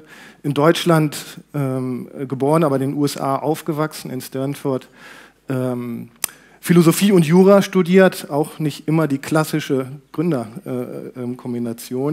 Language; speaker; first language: German; native; German